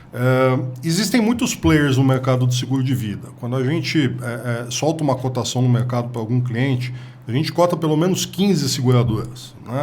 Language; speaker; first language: Portuguese; native; Portuguese